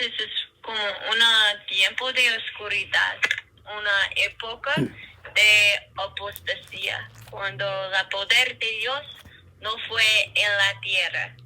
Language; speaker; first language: Spanish; non-native, learner; English